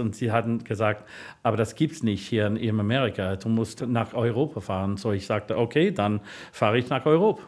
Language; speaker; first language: German; non-native, fluent; English